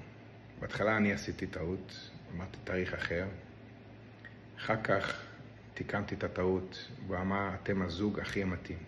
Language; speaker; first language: Hebrew; non-native, local second language; Yiddish